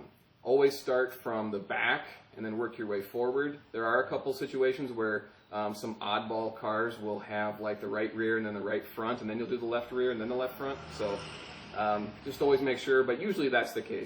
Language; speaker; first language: English; native; English